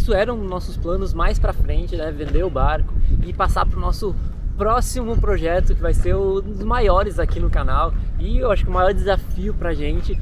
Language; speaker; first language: Portuguese; native; Portuguese